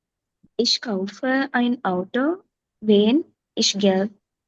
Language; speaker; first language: German; non-native, learner; Sinhala